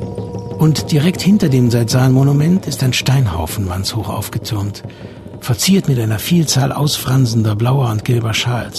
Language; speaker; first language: German; native; German